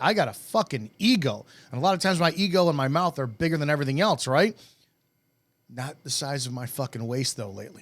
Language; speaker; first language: English; native; English